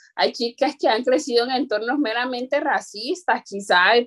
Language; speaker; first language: Spanish; non-native, local second language; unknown